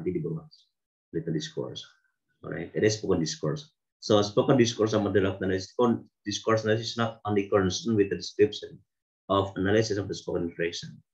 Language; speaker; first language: English; non-native, fluent; Indonesian